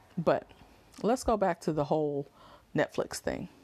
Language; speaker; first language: English; native; English